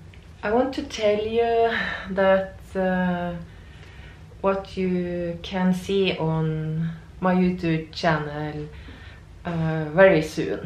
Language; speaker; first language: English; non-native, learner; Norwegian